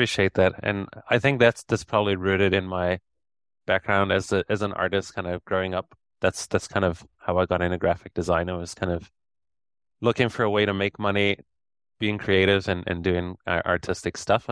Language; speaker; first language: English; native; English